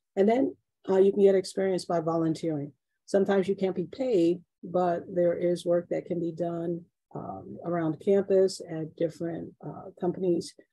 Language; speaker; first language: English; native; English